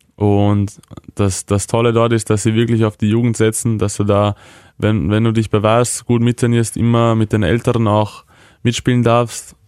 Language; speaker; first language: German; early bilingual, other home language; Croatian